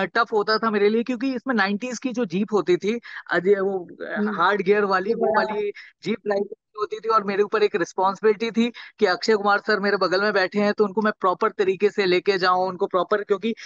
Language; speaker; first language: Hindi; native; Hindi